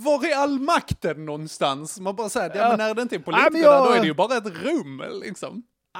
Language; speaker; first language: Swedish; native; Swedish